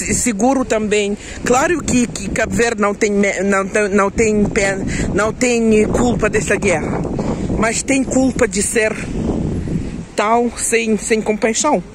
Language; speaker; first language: Portuguese; non-native, fluent; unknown